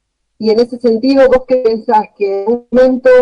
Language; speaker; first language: Spanish; native; Spanish